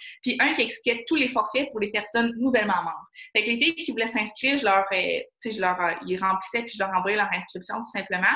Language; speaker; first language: French; native; French